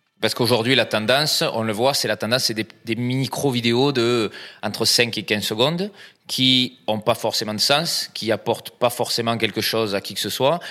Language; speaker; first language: French; native; French